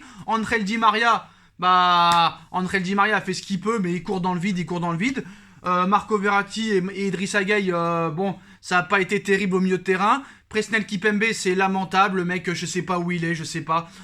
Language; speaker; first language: French; native; French